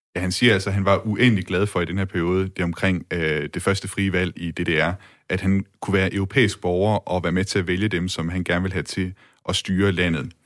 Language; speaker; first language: Danish; native; Danish